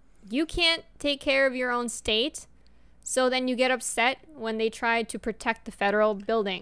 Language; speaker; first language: English; early bilingual, other home language; Spanish